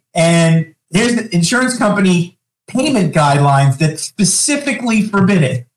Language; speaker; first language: English; native; English